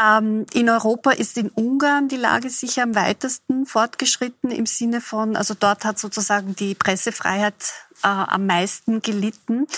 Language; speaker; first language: German; native; German